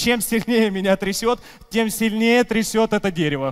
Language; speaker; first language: Russian; native; Russian